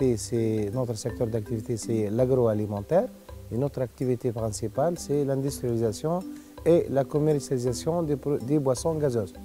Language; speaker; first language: French; non-native, local second language; Arabic